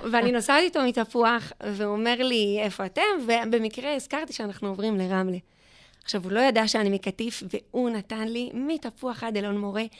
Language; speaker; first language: Hebrew; native; Hebrew